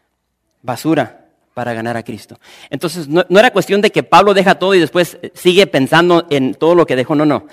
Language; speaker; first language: Spanish; native; Spanish